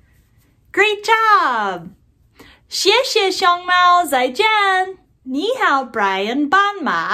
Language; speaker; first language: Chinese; non-native, fluent; English